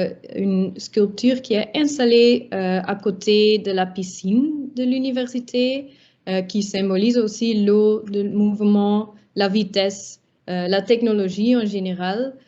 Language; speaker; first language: French; non-native, local second language; Dutch